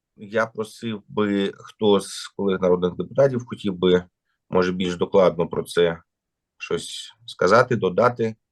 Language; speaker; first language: Ukrainian; non-native, local second language; Russian